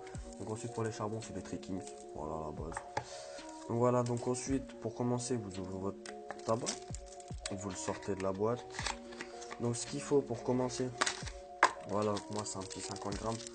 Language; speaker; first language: French; native; French